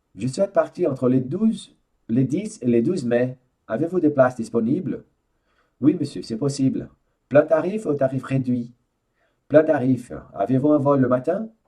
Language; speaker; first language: French; non-native, fluent; Portuguese